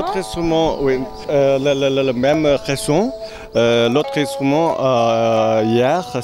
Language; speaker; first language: French; non-native, learner; Chinese